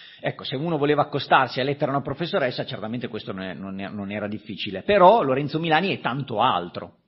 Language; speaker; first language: Italian; native; Italian